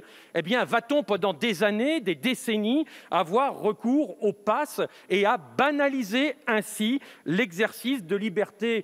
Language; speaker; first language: French; native; French